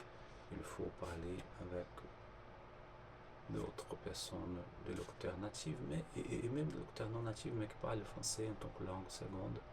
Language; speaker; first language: French; non-native, fluent; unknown